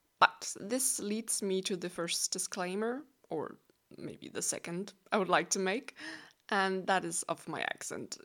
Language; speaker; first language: English; non-native, fluent; Danish